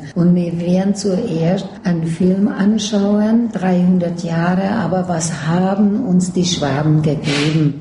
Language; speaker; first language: German; native; German